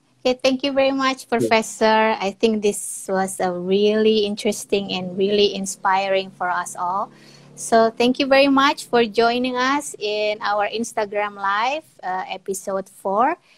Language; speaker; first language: English; non-native, fluent; Indonesian